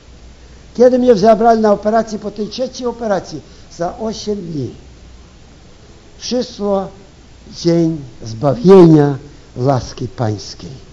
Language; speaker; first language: Polish; early bilingual, heritage; Ukrainian